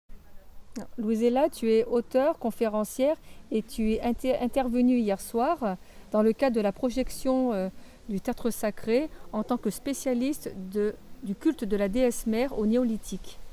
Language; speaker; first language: French; native; French